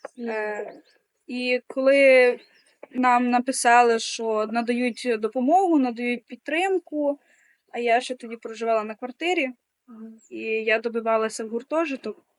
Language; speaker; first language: Ukrainian; native; Ukrainian